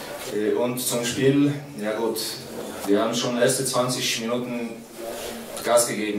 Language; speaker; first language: German; non-native, fluent; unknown